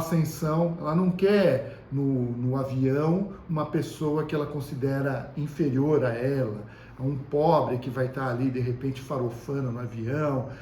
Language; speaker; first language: Portuguese; native; Portuguese